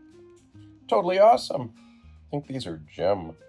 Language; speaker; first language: English; native; English